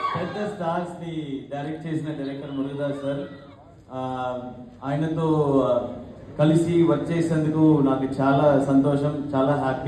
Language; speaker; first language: Telugu; non-native, learner; Tamil